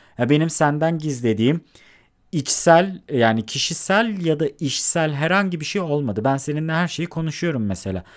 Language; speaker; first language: Turkish; native; Turkish